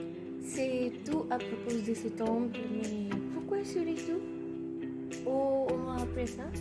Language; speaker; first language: French; non-native, fluent; Konkani